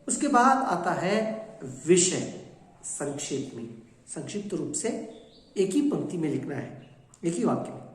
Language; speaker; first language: Hindi; non-native, local second language; Kannada